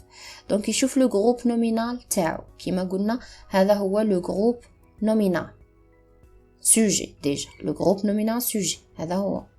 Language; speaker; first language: Arabic; native; Arabic